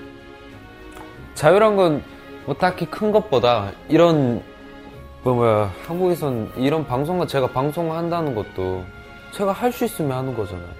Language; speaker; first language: Korean; native; Korean